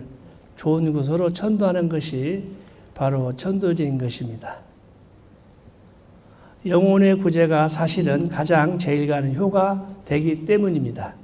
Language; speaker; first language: Korean; native; Korean